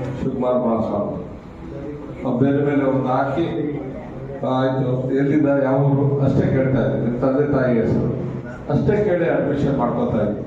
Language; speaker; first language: Kannada; native; Kannada